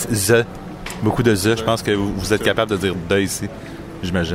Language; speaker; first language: French; native; French